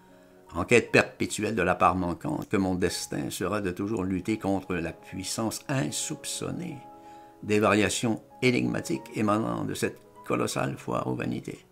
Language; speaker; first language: French; native; French